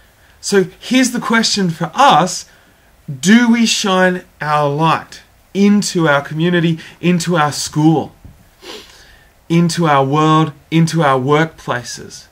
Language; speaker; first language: English; native; English